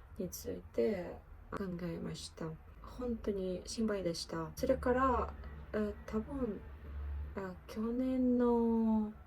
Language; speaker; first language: Japanese; non-native, learner; Ukrainian